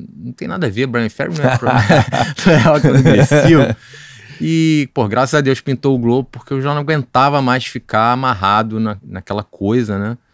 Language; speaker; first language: Portuguese; native; Portuguese